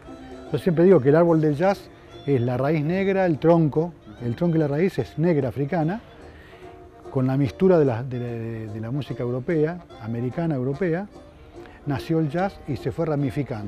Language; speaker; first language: Spanish; native; Spanish